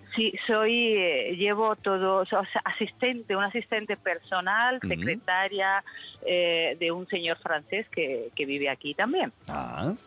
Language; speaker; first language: Spanish; native; Spanish